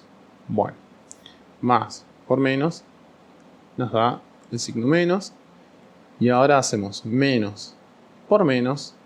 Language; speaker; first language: Spanish; native; Spanish